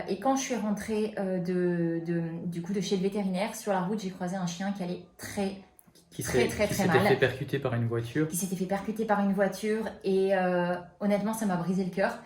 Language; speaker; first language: French; native; French